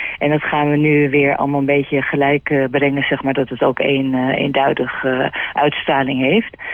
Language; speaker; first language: Dutch; native; Dutch